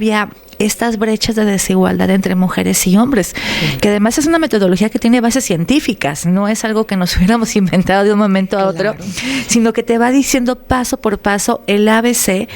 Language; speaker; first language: Spanish; native; Spanish